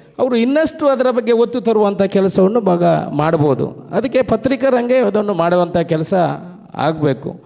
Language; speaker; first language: Kannada; non-native, local second language; Tulu